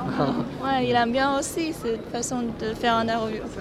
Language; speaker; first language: French; non-native, fluent; Chinese